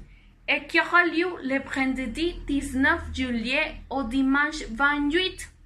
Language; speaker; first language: French; non-native, learner; Spanish